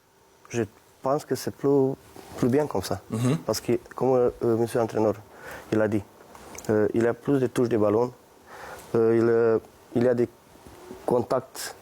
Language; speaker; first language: French; non-native, fluent; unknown